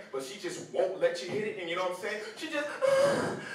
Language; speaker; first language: English; native; English